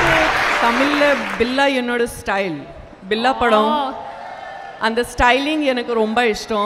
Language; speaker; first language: Tamil; non-native, learner; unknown